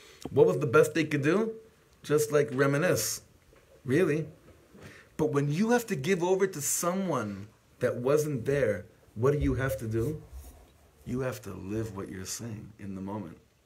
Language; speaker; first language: English; native; English